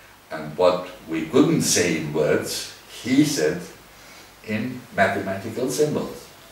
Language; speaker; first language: English; non-native, fluent; Romanian